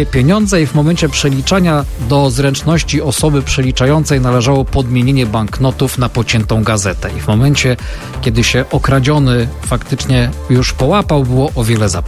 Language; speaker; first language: Polish; native; Polish